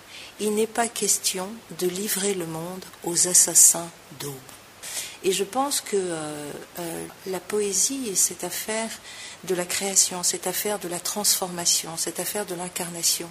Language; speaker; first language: French; native; French